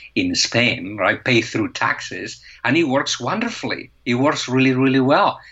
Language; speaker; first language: English; non-native, fluent; Spanish